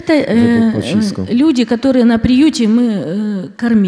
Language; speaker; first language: Polish; non-native, learner; Russian